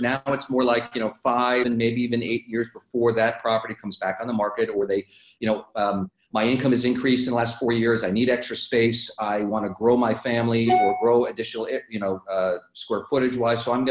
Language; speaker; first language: English; native; English